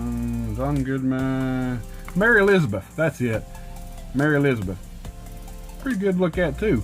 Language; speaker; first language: English; native; English